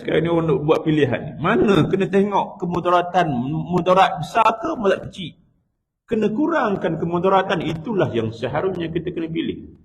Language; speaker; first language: Malay; native; Malay